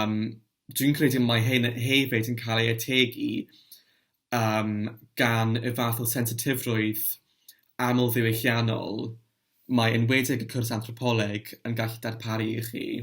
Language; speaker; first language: Welsh; non-native, local second language; English